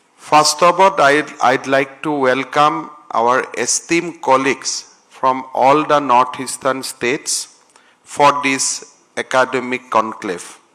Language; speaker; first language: English; non-native, local second language; Assamese